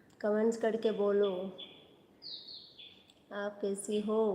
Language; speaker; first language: Hindi; non-native, local second language; Bangla